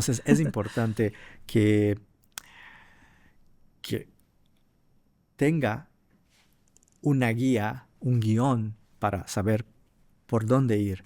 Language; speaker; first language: Spanish; non-native, fluent; Portuguese